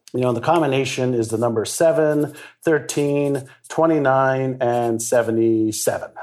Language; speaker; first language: English; non-native, fluent; Hebrew